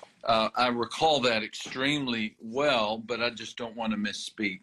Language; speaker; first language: English; native; English